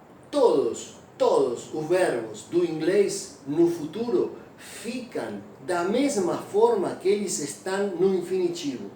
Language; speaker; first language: Portuguese; non-native, fluent; Spanish